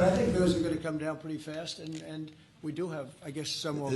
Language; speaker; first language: English; native; English